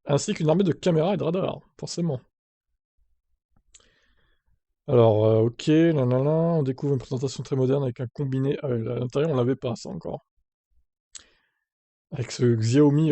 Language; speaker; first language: French; native; French